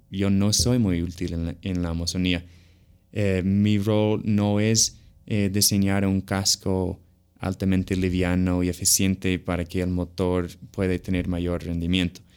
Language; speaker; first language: Spanish; non-native, fluent; English